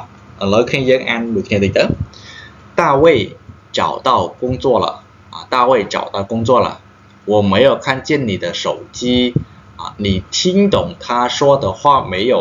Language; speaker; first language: Chinese; non-native, fluent; Khmer